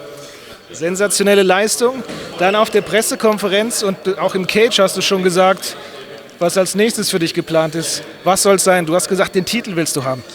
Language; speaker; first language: German; native; German